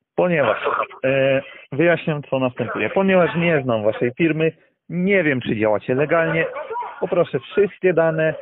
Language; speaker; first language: Polish; native; Polish